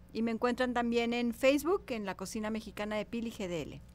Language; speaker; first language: Spanish; native; Spanish